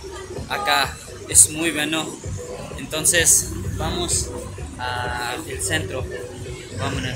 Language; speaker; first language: Spanish; non-native, learner; Urdu